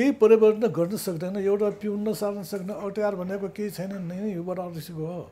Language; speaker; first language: Nepali; non-native, local second language; Newari